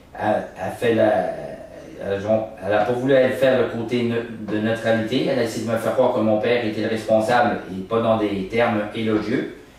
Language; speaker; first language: French; native; French